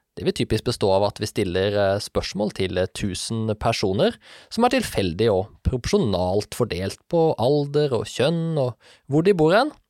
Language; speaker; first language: Norwegian; native; Norwegian